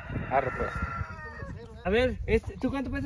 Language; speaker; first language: Spanish; native; Spanish